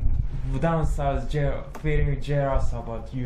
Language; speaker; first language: English; non-native, learner; Japanese